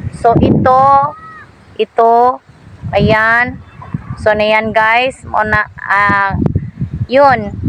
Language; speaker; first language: Filipino; non-native, local second language; Cebuano